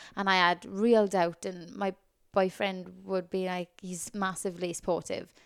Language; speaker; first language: English; native; English